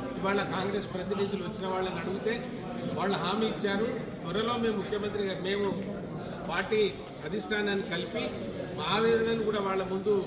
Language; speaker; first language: Telugu; non-native, local second language; Lambadi